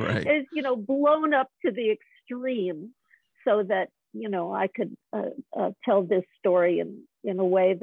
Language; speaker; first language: English; native; English